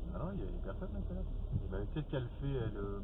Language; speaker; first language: French; native; French